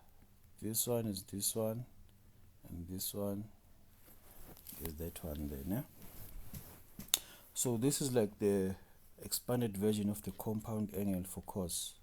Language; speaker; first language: English; non-native, local second language; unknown